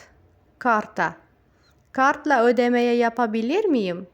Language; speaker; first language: Turkish; non-native, fluent; Uzbek